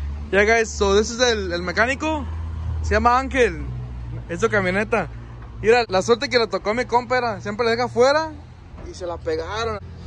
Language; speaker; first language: Spanish; early bilingual, heritage; Spanish